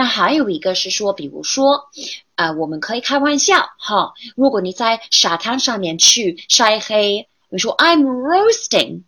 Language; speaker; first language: Chinese; non-native, fluent; English